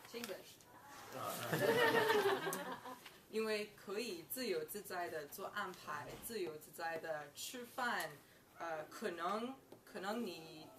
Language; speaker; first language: Chinese; non-native, learner; English